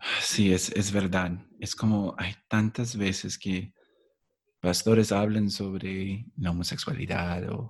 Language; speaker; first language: Spanish; non-native, fluent; English